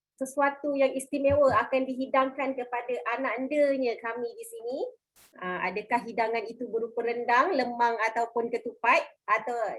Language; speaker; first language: Malay; native; Malay